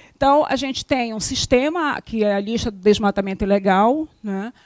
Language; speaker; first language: Portuguese; native; Portuguese